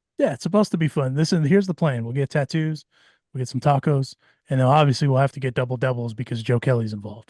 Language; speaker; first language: English; native; English